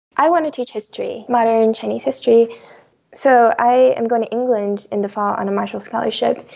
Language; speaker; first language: English; early bilingual, other home language; Chinese